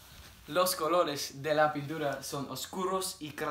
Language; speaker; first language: Spanish; non-native, learner; English